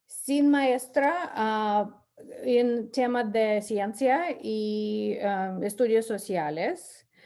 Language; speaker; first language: Spanish; non-native, fluent; English